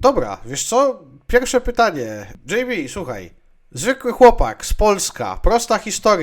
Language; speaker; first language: Polish; native; Polish